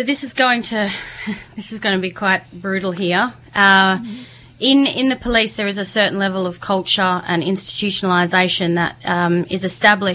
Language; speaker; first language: English; native; English